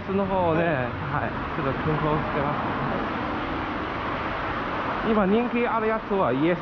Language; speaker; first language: Japanese; non-native, fluent; Chinese